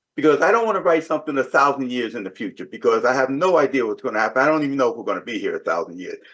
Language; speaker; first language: English; native; English